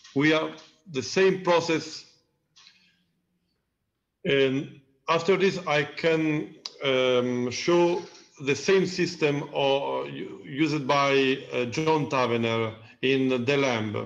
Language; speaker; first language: English; non-native, learner; Italian